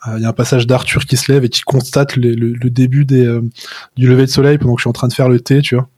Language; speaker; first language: French; native; French